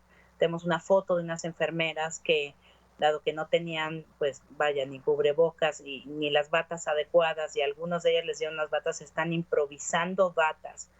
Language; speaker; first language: Spanish; native; Spanish